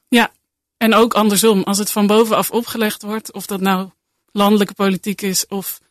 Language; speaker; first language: Dutch; native; Dutch